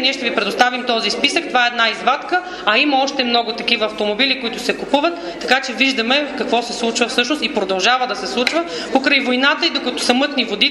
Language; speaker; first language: Bulgarian; native; Bulgarian